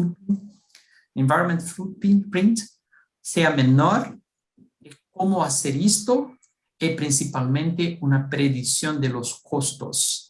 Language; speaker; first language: Spanish; non-native, fluent; Portuguese